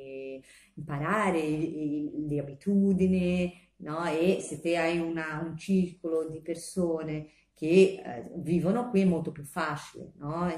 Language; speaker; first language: Italian; non-native, fluent; Portuguese